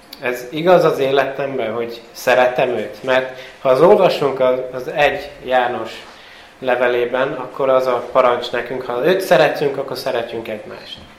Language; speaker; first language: Hungarian; early bilingual, heritage; Hungarian